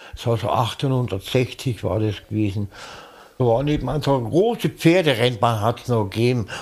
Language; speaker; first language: German; native; German